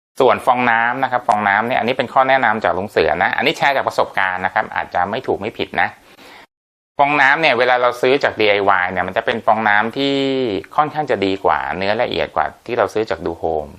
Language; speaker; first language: Thai; native; Thai